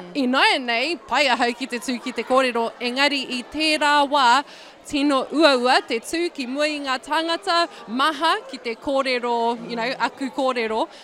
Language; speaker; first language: Māori; non-native, local second language; English